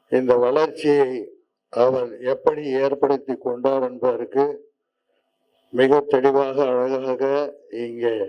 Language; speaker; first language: Tamil; native; Tamil